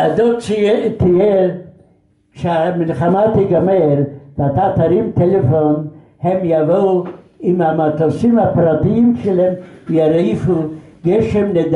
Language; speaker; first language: Hebrew; non-native, fluent; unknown